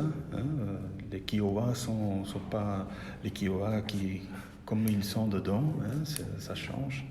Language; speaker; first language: French; non-native, local second language; Dutch